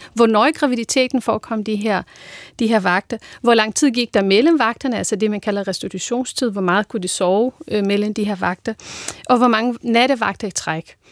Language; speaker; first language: Danish; non-native, fluent; Portuguese